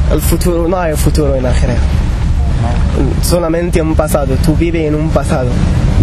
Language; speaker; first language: Spanish; non-native, learner; Arabic